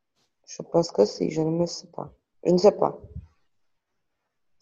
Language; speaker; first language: French; non-native, learner; Portuguese